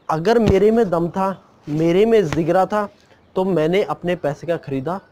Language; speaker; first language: Hindi; non-native, local second language; Punjabi